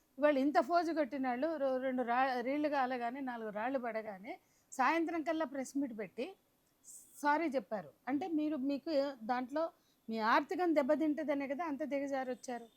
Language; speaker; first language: Telugu; native; Telugu